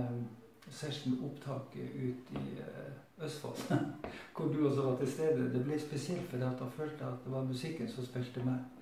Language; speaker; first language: Norwegian; native; Norwegian